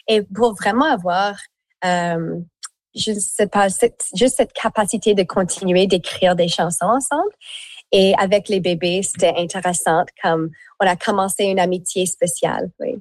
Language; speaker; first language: French; non-native, local second language; English